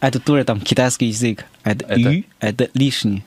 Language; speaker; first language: Russian; non-native, fluent; Chinese